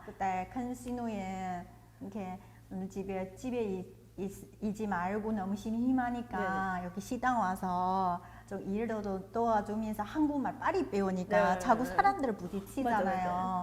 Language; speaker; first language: Korean; non-native, fluent; Chinese